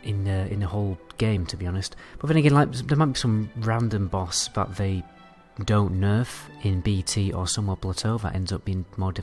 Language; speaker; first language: English; native; English